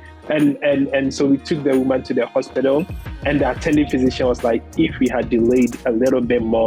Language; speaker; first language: English; non-native, local second language; Akan